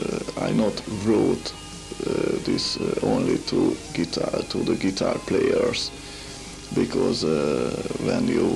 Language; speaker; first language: English; non-native, learner; Hungarian